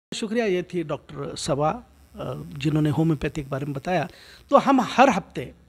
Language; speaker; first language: Hindi; non-native, local second language; Urdu